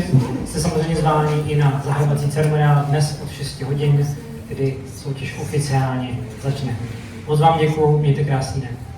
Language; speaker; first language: Czech; native; Czech